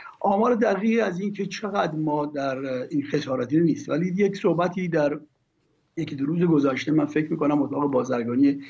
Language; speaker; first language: Persian; native; Persian